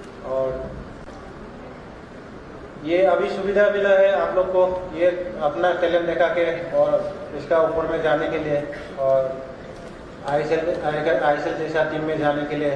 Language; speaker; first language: Hindi; non-native, local second language; Bodo